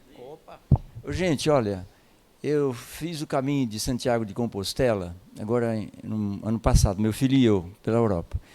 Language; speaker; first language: Portuguese; native; Portuguese